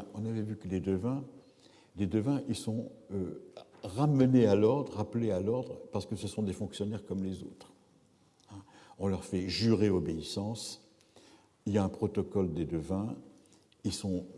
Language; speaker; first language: French; native; French